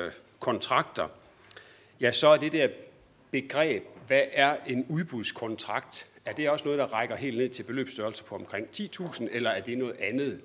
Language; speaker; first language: Danish; native; Danish